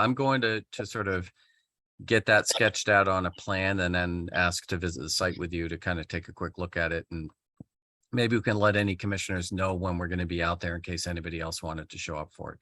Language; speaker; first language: English; native; English